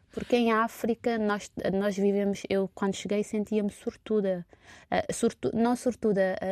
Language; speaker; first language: Portuguese; non-native, local second language; Kabuverdianu